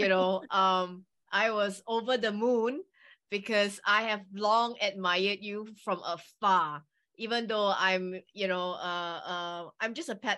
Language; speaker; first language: English; native; English